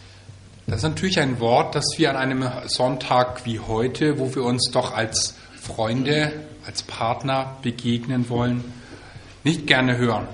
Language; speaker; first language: German; native; German